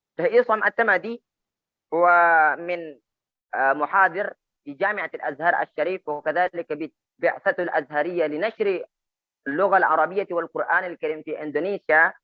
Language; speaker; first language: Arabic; non-native, fluent; Indonesian